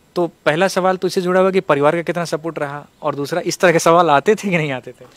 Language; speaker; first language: Hindi; native; Hindi